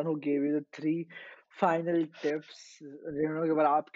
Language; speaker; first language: English; non-native, local second language; Hindi